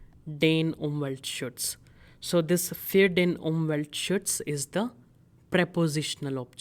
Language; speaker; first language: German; non-native, fluent; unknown